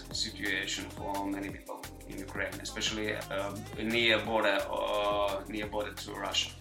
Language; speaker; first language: English; non-native, learner; Ukrainian